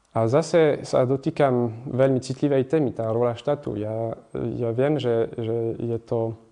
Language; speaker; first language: Slovak; non-native, fluent; French